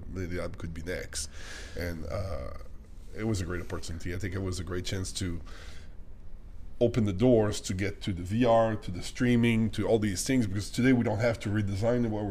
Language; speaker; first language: English; non-native, fluent; French